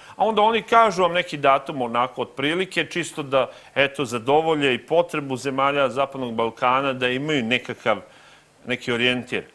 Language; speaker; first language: Serbian; native; Serbian